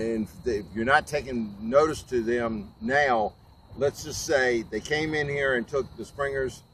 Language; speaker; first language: English; native; English